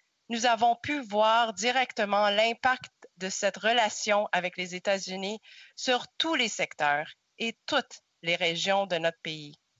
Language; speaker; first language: French; non-native, local second language; English